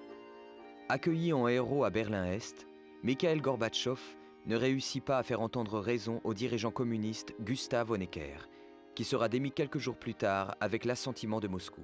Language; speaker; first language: French; native; French